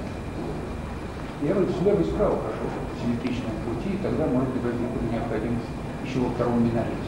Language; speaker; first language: Russian; native; Russian